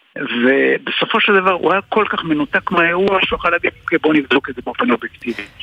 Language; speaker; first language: Hebrew; native; Hebrew